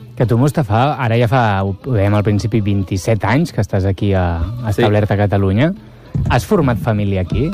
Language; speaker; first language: Catalan; native; Catalan